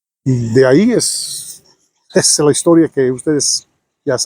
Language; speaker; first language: Spanish; non-native, fluent; English